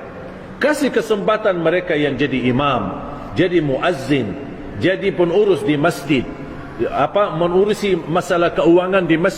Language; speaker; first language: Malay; non-native, fluent; Arabic